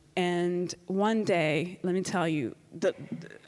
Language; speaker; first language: English; non-native, local second language; Kinyarwanda